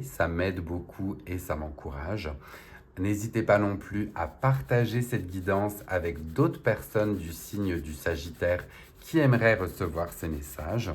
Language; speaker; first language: French; native; French